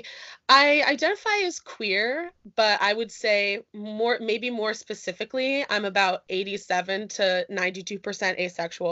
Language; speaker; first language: English; native; English